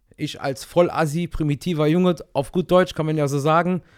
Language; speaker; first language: German; native; German